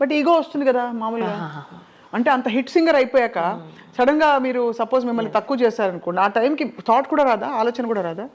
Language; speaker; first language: Telugu; native; Telugu